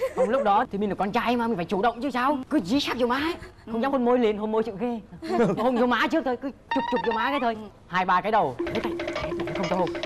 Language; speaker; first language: Vietnamese; native; Vietnamese